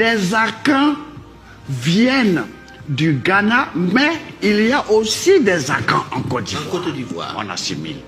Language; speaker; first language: French; non-native, local second language; Dyula